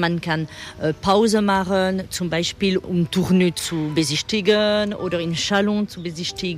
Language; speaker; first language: German; non-native, fluent; French